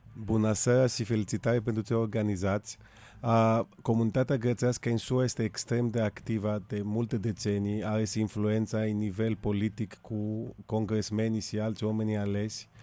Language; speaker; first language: Romanian; non-native, fluent; Greek